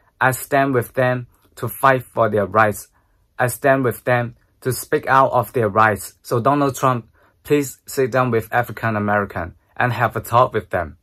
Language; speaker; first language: English; non-native, fluent; Chinese